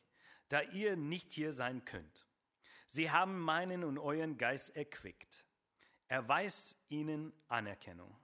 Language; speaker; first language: German; non-native, fluent; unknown